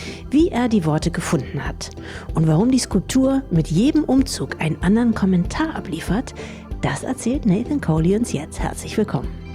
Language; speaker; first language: German; native; German